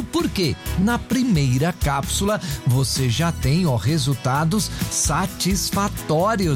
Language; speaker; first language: Portuguese; native; Portuguese